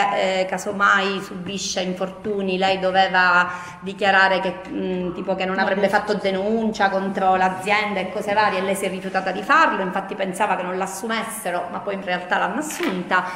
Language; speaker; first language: Italian; native; Italian